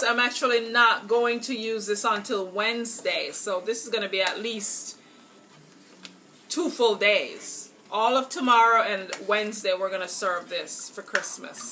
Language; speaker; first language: English; native; English